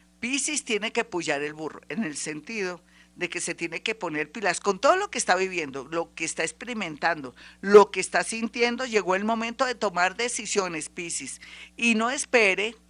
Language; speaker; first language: Spanish; native; Spanish